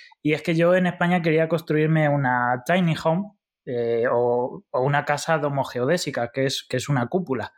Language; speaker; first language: Spanish; native; Spanish